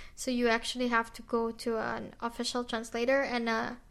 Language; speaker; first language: English; non-native, fluent; Indonesian